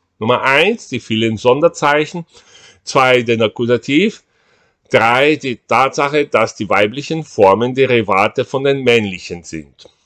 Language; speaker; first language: German; non-native, fluent; Portuguese